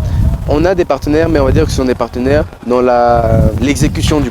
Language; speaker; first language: French; non-native, local second language; Lingala